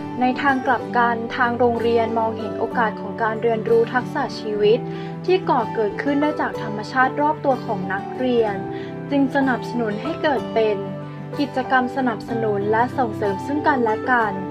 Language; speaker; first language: Thai; native; Thai